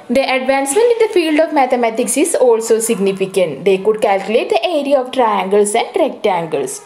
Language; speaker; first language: English; non-native, local second language; Malayalam